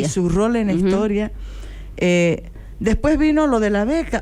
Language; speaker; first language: Spanish; native; Spanish